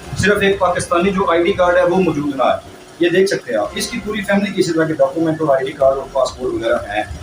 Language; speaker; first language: Urdu; non-native, local second language; Punjabi